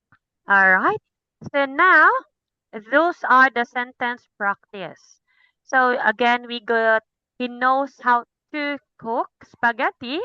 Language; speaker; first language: English; non-native, fluent; Cebuano